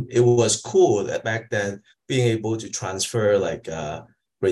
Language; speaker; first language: English; non-native, local second language; Cantonese